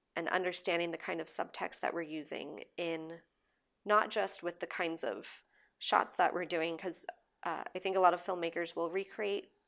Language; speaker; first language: English; native; English